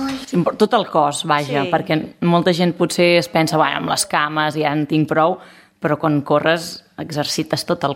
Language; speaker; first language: Catalan; native; Catalan